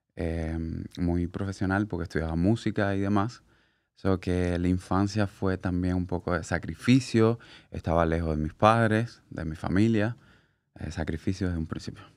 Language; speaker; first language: Spanish; native; Spanish